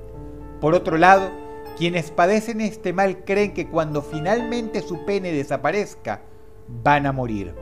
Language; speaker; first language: Spanish; native; Spanish